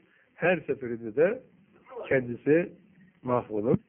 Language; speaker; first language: Turkish; native; Turkish